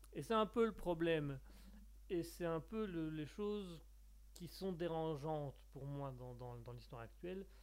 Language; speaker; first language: French; native; French